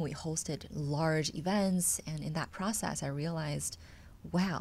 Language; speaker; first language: English; non-native, fluent; Chinese